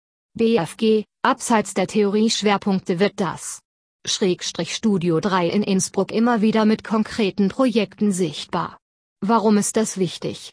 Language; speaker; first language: German; native; German